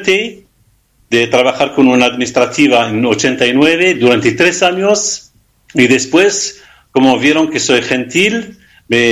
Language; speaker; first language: Spanish; non-native, fluent; Arabic